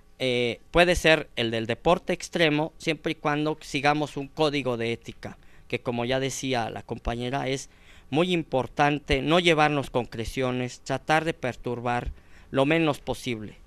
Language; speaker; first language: Spanish; native; Spanish